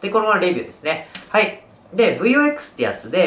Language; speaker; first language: Japanese; native; Japanese